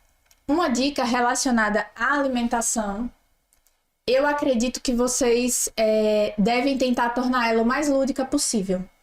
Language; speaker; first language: Portuguese; native; Portuguese